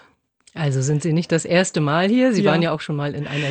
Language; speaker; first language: German; native; German